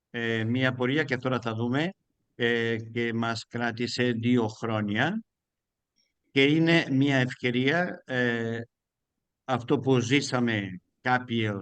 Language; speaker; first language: Greek; non-native, learner; Spanish